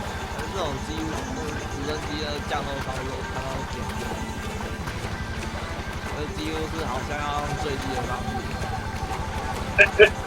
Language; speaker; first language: Chinese; native; Chinese